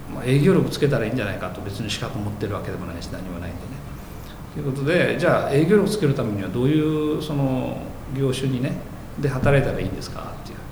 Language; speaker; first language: Japanese; native; Japanese